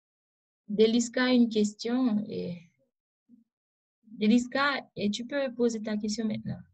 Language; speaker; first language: French; non-native, local second language; Haitian Creole